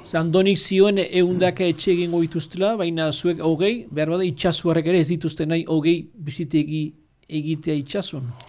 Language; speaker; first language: Basque; native; Basque